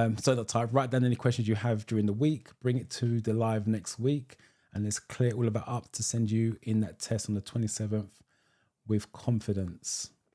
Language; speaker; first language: English; native; English